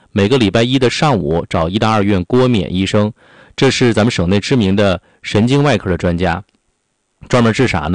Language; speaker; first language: Chinese; native; Chinese